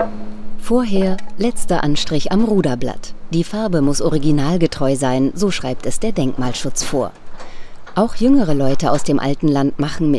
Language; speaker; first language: German; native; German